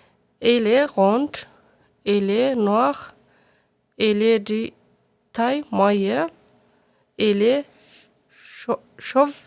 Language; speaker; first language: French; non-native, learner; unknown